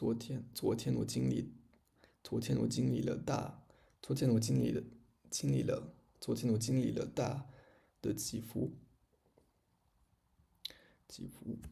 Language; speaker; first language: Chinese; non-native, learner; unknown